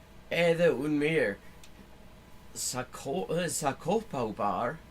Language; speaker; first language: Albanian; non-native, learner; English